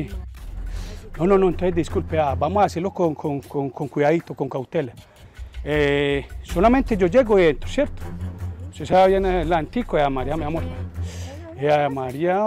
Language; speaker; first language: Spanish; native; Spanish